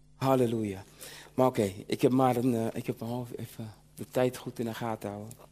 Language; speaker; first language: Dutch; early bilingual, other home language; Sranan Tongo